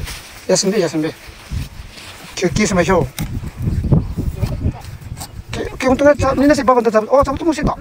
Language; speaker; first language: Japanese; native; Japanese